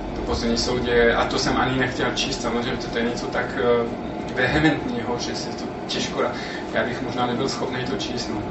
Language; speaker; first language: Czech; non-native, fluent; French